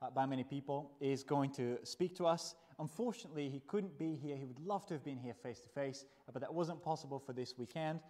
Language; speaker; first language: English; non-native, fluent; Portuguese